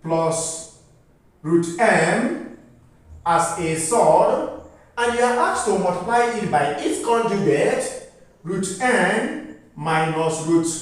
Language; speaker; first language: English; non-native, local second language; Igbo